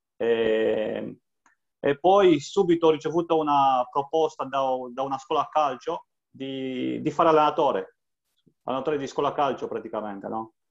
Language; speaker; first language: Italian; non-native, fluent; Romanian